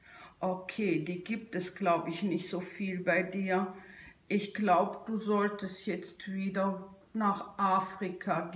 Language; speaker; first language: German; native; German